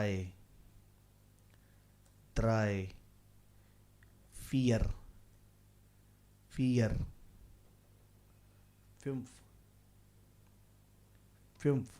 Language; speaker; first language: German; non-native, fluent; Hindi